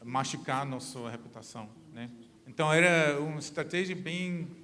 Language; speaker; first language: Portuguese; non-native, learner; English